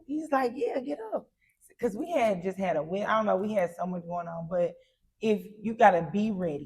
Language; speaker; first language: English; native; English